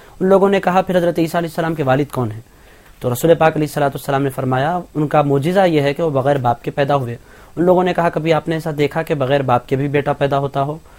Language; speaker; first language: Urdu; native; Urdu